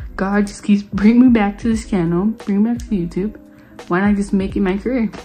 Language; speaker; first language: English; native; English